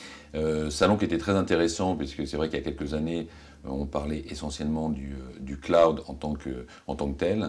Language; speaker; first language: French; native; French